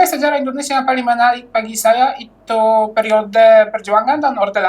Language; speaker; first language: Indonesian; non-native, fluent; Polish